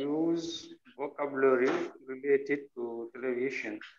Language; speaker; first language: English; non-native, learner; French